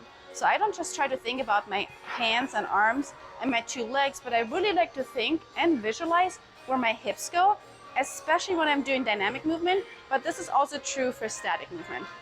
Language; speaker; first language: English; native; English